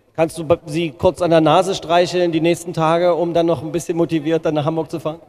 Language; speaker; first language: German; native; German